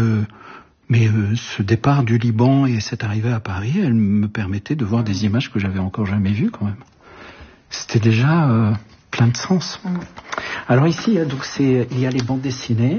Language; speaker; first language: French; early bilingual, other home language; Arabic